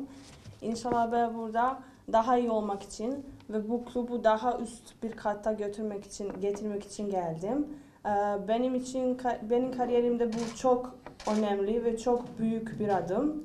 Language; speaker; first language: Turkish; non-native, fluent; Bosnian